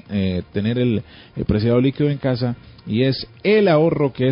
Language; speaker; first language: Spanish; native; Spanish